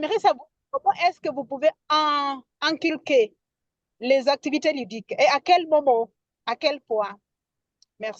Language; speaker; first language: French; non-native, fluent; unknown